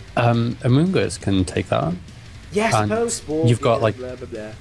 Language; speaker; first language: English; native; English